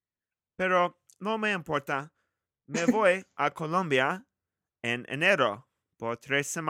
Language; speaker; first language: Spanish; non-native, learner; English